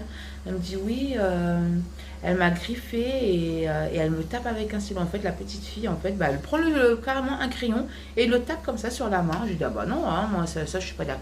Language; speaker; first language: French; native; French